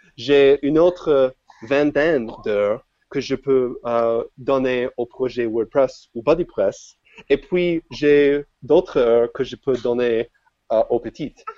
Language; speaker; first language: French; non-native, fluent; English